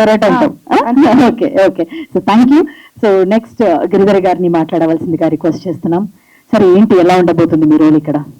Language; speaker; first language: Telugu; native; Telugu